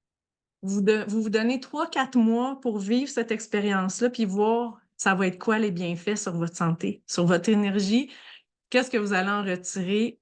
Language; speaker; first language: French; native; French